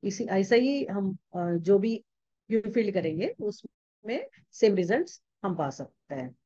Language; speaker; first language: Hindi; non-native, local second language; Telugu